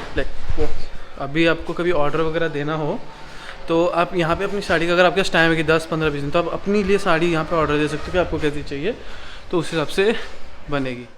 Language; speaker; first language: Hindi; non-native, local second language; Bangla